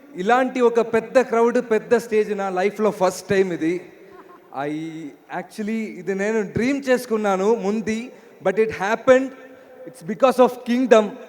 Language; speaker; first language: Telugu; non-native, learner; Malayalam